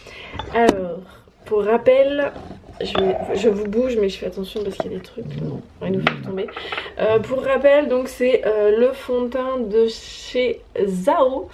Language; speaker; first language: French; native; French